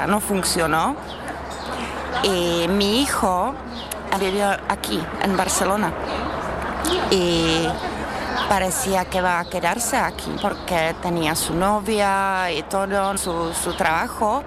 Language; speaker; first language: Spanish; non-native, fluent; Czech